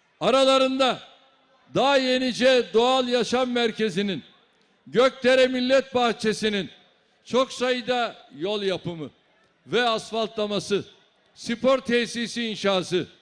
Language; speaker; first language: Turkish; native; Turkish